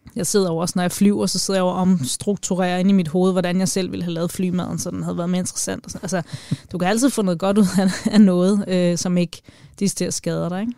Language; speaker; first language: Danish; native; Danish